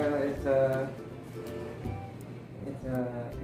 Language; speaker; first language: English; non-native, local second language; Filipino